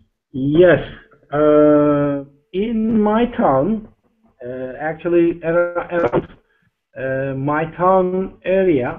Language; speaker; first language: English; non-native, learner; Turkish